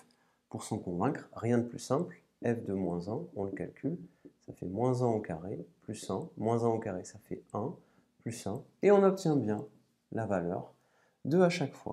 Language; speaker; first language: French; native; French